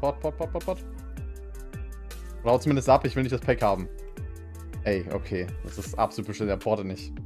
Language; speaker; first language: German; native; German